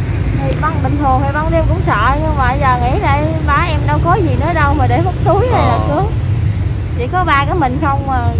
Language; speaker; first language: Vietnamese; native; Vietnamese